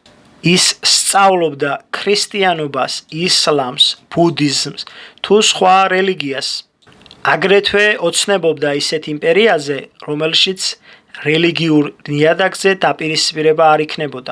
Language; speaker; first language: Georgian; native; Georgian